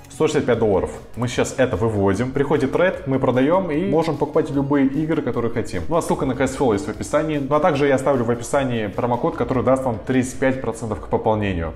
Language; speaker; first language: Russian; native; Russian